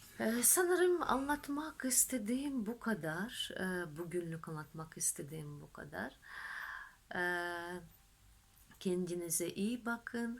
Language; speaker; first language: Turkish; non-native, fluent; Russian